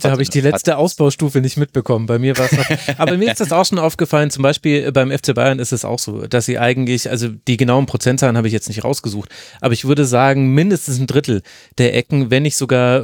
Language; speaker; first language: German; native; German